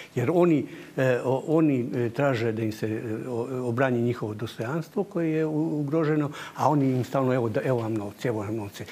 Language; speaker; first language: Croatian; native; Croatian